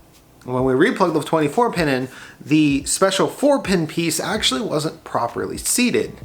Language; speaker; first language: English; native; English